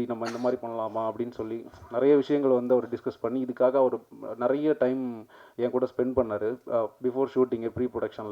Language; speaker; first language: Tamil; native; Tamil